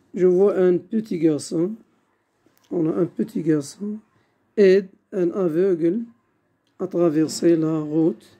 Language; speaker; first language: French; non-native, local second language; Arabic